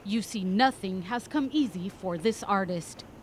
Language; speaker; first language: English; native; English